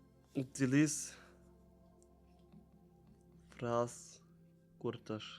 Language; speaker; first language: Portuguese; non-native, learner; German